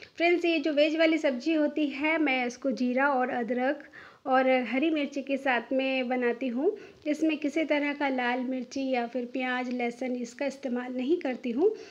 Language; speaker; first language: Hindi; non-native, local second language; Bangla